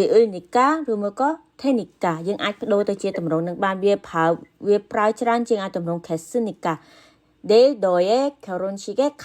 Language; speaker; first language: Korean; non-native, fluent; Khmer